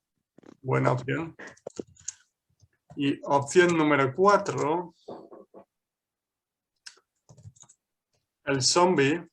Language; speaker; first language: Spanish; non-native, fluent; English